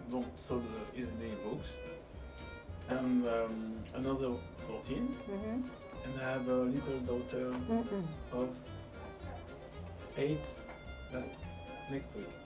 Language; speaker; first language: English; non-native, fluent; French